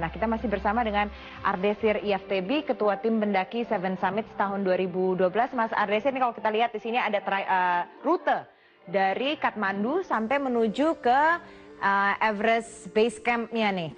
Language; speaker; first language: Indonesian; native; Indonesian